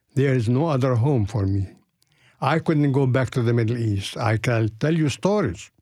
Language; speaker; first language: English; non-native, fluent; Arabic